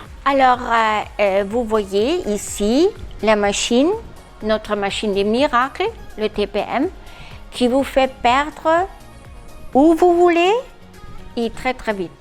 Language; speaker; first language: French; non-native, learner; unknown